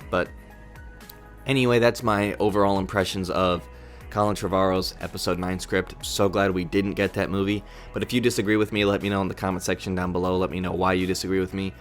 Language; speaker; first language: English; native; English